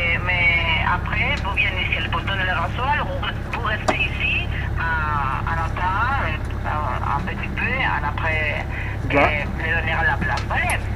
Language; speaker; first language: French; non-native, learner; Spanish